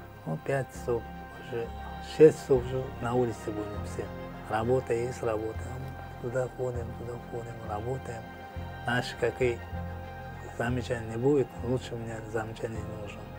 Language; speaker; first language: Russian; non-native, learner; Uzbek